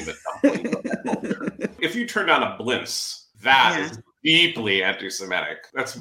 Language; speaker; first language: English; native; English